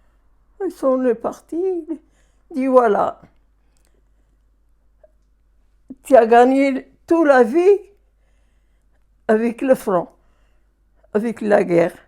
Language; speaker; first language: French; non-native, learner; Arabic